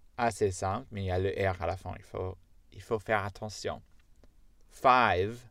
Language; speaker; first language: French; non-native, fluent; English